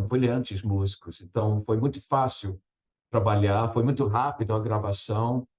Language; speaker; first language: Portuguese; non-native, fluent; English